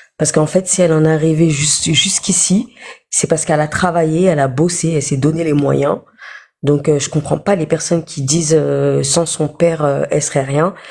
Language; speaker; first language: French; early bilingual, other home language; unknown